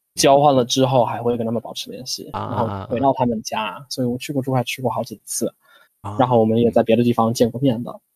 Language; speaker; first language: Chinese; non-native, fluent; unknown